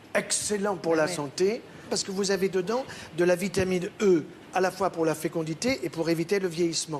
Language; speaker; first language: French; native; French